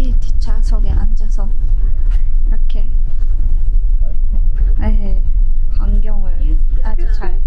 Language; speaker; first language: Korean; non-native, fluent; Turkmen